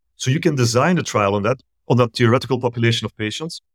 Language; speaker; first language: English; non-native, fluent; Dutch